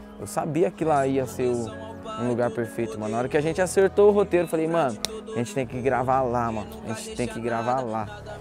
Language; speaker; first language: Portuguese; native; Portuguese